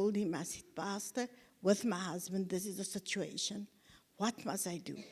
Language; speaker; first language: English; non-native, local second language; Afrikaans